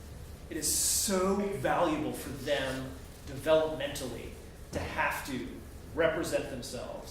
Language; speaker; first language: English; native; English